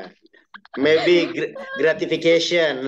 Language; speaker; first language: English; non-native, learner; Indonesian